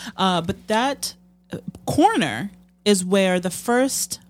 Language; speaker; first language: English; non-native, fluent; Arabic